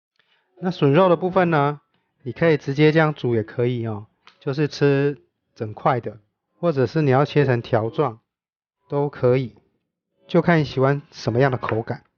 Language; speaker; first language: Chinese; native; Chinese